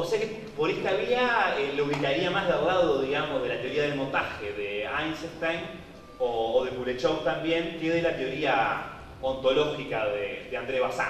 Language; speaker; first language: Spanish; native; Spanish